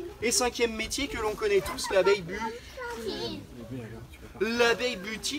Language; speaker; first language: French; native; French